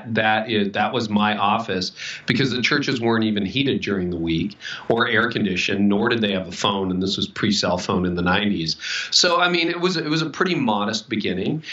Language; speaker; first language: English; native; English